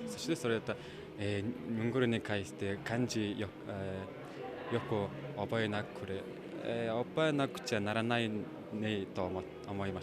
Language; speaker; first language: Japanese; non-native, learner; Mongolian